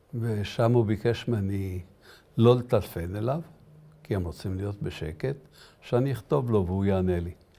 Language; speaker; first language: Hebrew; early bilingual, other home language; Arabic